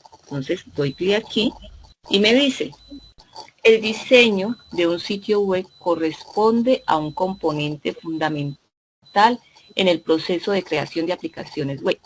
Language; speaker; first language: Spanish; native; Spanish